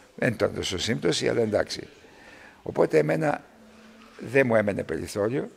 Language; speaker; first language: Greek; early bilingual, other home language; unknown